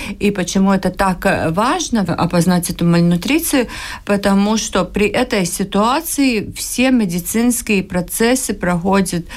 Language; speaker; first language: Russian; non-native, local second language; Latvian